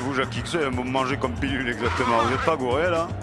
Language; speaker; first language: French; native; French